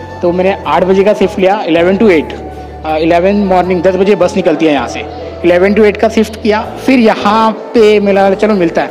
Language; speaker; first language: Hindi; native; Hindi